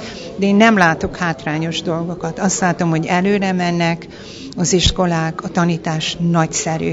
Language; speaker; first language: Hungarian; early bilingual, heritage; Hungarian